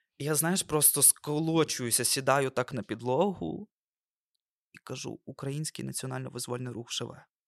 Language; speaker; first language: Ukrainian; non-native, local second language; Russian